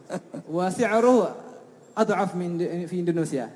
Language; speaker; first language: Arabic; non-native, learner; Indonesian